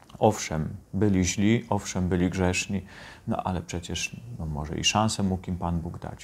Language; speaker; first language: Polish; native; Polish